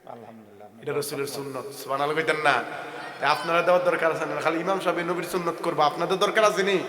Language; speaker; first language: Bangla; non-native, local second language; Sylheti